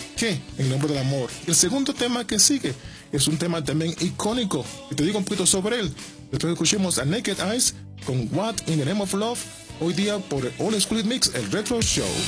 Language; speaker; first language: Spanish; native; Spanish